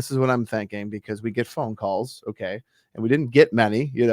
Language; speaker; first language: English; native; English